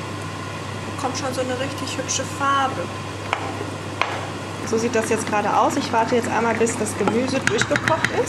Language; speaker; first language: German; native; German